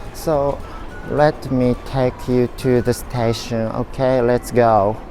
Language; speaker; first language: English; non-native, learner; Japanese